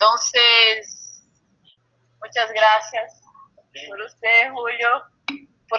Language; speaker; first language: Spanish; non-native, fluent; Portuguese